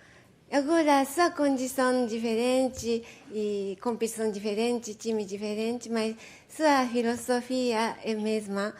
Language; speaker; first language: Portuguese; non-native, learner; Japanese